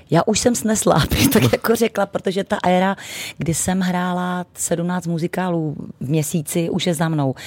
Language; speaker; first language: Czech; native; Czech